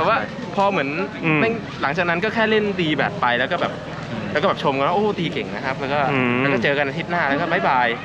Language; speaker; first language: Thai; native; Thai